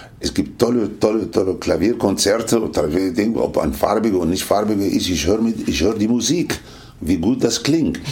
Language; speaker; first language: German; non-native, fluent; Spanish